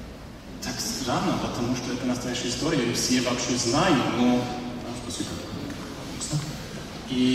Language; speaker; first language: Russian; non-native, learner; German